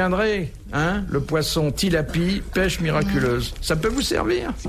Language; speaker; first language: French; native; French